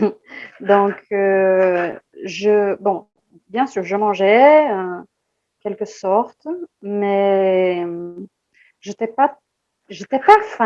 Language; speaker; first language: French; non-native, fluent; Portuguese